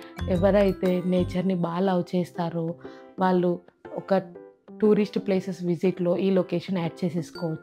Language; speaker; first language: Telugu; native; Telugu